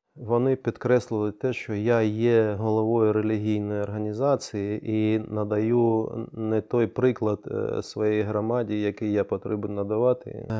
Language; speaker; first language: Ukrainian; non-native, local second language; Crimean Tatar